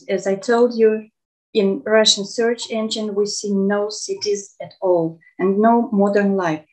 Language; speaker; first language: English; non-native, fluent; Russian